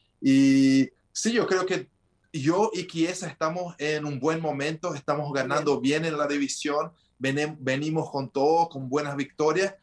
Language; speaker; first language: Spanish; early bilingual, heritage; Spanish